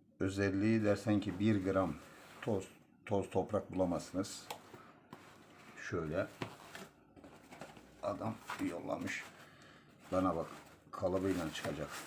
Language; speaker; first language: Turkish; native; Turkish